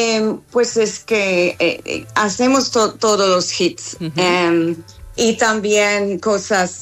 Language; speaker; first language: Spanish; non-native, learner; English